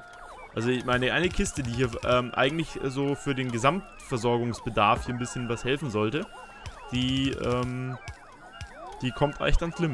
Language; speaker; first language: German; native; German